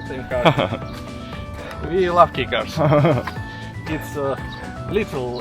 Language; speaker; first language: English; non-native, learner; Russian